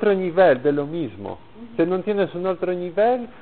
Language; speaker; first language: Spanish; non-native, learner; Polish